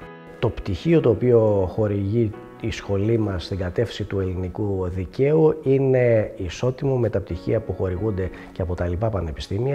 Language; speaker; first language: Greek; native; Greek